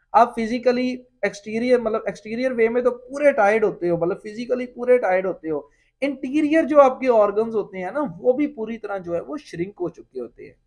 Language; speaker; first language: Hindi; non-native, local second language; Punjabi